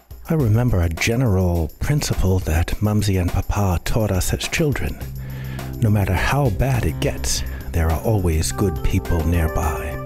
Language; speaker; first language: English; native; English